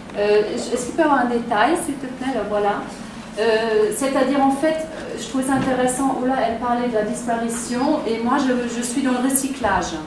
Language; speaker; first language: French; non-native, fluent; German